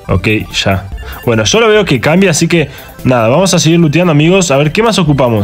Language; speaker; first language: Spanish; native; Spanish